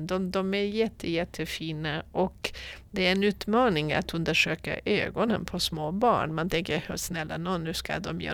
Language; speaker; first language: Swedish; non-native, fluent; Portuguese